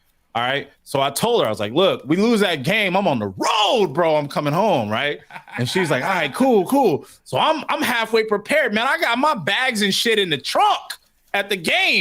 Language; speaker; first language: English; native; English